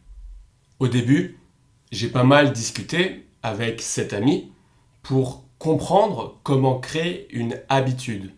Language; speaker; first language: French; native; French